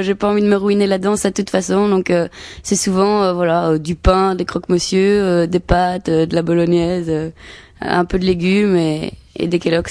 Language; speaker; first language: French; native; French